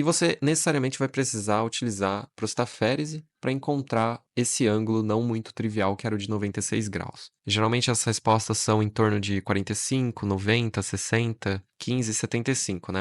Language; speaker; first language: Portuguese; native; Portuguese